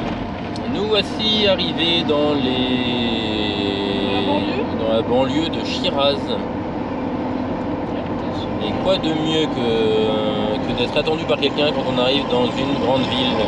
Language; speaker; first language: French; native; French